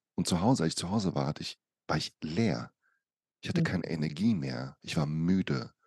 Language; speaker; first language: German; early bilingual, other home language; Portuguese